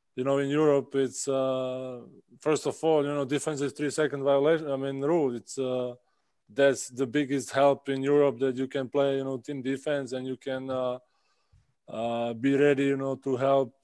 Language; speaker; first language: English; non-native, fluent; Czech